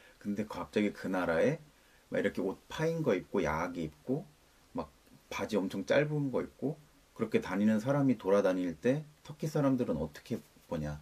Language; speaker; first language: Korean; native; Korean